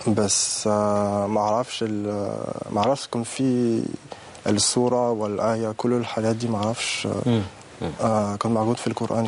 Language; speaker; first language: Arabic; non-native, learner; French